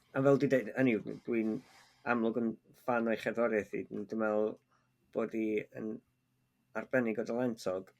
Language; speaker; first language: Welsh; native; Welsh